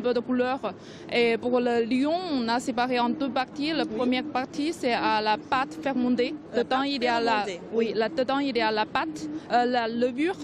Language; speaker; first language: French; non-native, learner; Chinese